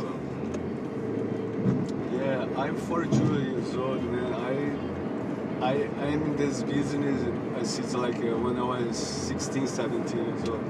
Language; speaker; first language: English; non-native, learner; Portuguese